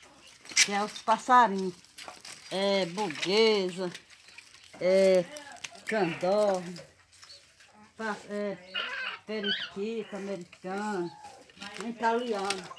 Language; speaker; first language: Portuguese; native; Portuguese